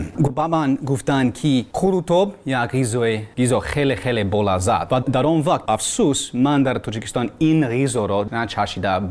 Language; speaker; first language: Persian; non-native, learner; English